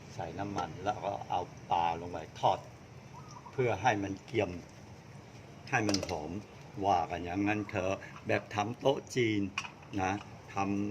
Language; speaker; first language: Thai; non-native, fluent; Chinese